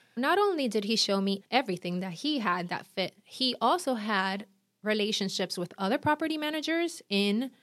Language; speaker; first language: English; non-native, fluent; Spanish